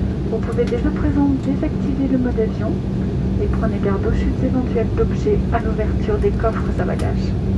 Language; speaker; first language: French; native; French